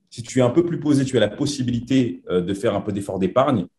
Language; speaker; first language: French; native; French